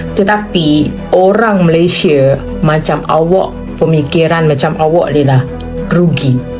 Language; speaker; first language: Malay; non-native, fluent; Thai